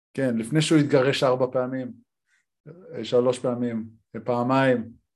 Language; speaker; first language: Hebrew; native; Hebrew